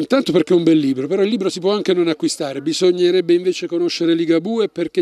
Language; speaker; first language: Italian; native; Italian